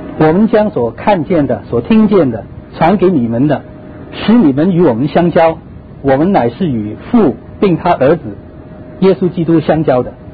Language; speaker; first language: Chinese; non-native, local second language; Cantonese